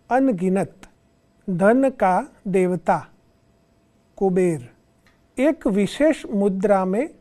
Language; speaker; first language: Hindi; non-native, local second language; Gujarati